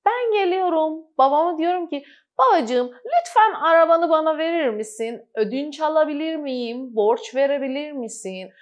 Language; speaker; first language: Turkish; non-native, fluent; Persian